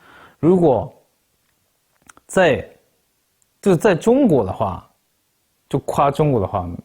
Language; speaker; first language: Chinese; non-native, fluent; Japanese